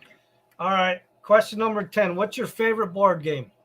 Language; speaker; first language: English; native; English